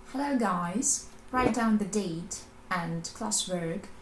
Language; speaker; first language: English; non-native, fluent; Ukrainian